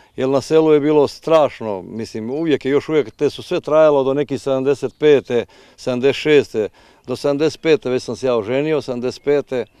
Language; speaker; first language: Croatian; native; Croatian